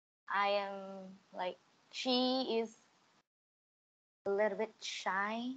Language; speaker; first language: English; non-native, learner; Vietnamese